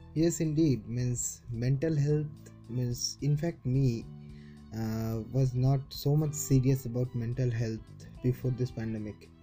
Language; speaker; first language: English; non-native, local second language; Bangla